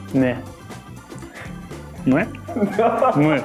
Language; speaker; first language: French; non-native, learner; Dutch